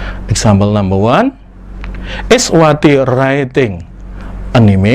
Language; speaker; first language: English; non-native, fluent; Indonesian